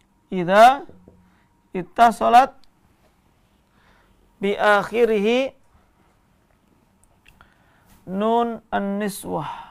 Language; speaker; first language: Arabic; non-native, fluent; Indonesian